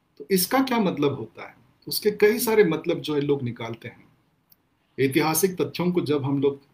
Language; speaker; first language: Hindi; non-native, local second language; Gondi